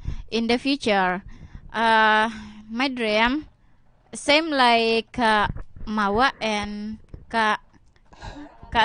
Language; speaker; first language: English; non-native, learner; Indonesian